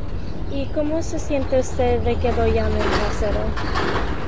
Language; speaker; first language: Spanish; early bilingual, heritage; Spanish